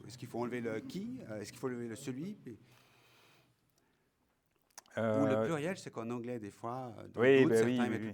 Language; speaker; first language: French; native; French